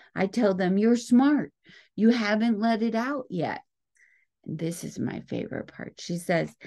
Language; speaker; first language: English; native; English